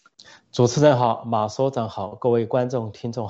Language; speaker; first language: Chinese; native; Chinese